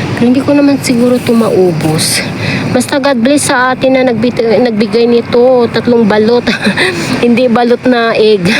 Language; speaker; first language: Filipino; non-native, local second language; Cebuano